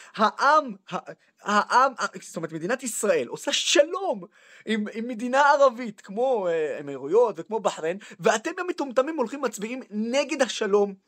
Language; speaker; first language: Hebrew; non-native, local second language; Arabic